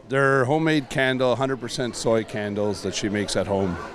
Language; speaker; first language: English; native; English